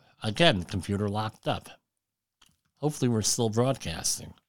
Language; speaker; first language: English; native; English